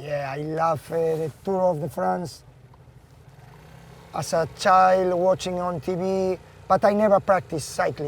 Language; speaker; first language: English; non-native, fluent; Spanish